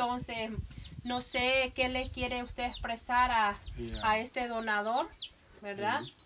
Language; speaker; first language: Spanish; native; Spanish